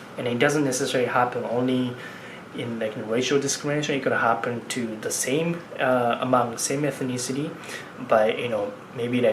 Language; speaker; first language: English; non-native, fluent; Japanese